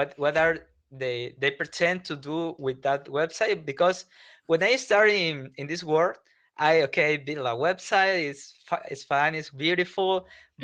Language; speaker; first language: English; non-native, learner; Spanish